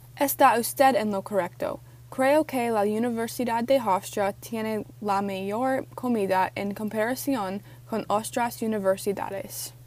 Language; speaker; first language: Spanish; non-native, learner; English